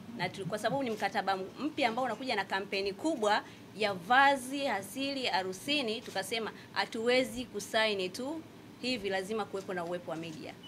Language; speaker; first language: Swahili; native; Swahili